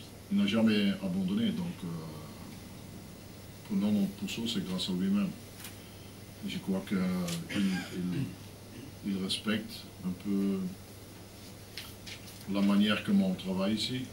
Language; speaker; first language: French; non-native, fluent; Dutch